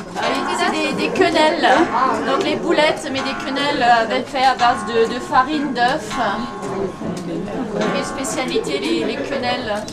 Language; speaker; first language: French; native; French